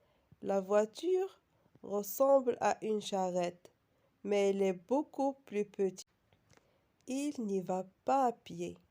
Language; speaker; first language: French; non-native, local second language; Arabic